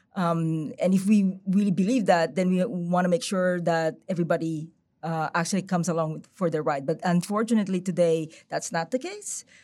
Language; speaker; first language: English; non-native, local second language; Filipino